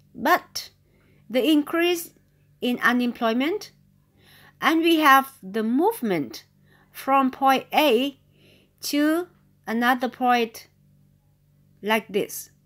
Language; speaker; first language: English; non-native, fluent; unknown